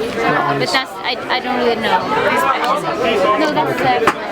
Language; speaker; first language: English; non-native, fluent; Swedish